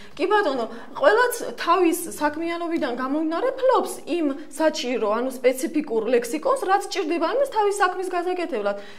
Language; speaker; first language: Georgian; non-native, local second language; Armenian